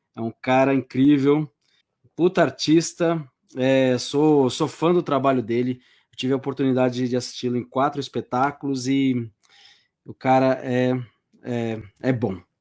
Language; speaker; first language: Portuguese; native; Portuguese